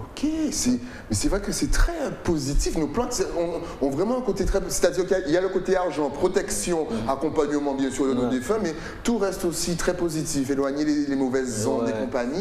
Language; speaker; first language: French; native; French